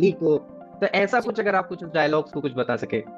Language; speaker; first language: Hindi; native; Hindi